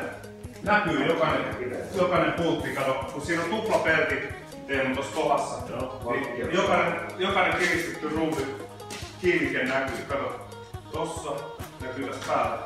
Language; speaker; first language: Finnish; native; Finnish